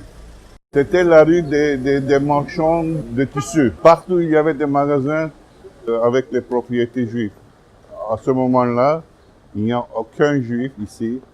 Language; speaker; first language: French; non-native, fluent; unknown